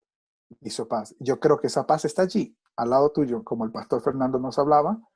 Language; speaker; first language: Spanish; native; Spanish